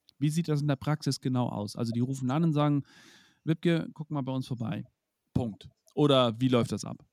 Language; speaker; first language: German; native; German